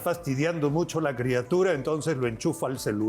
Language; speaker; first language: Spanish; native; Spanish